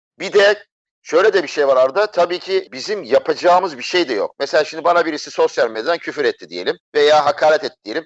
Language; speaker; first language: Turkish; native; Turkish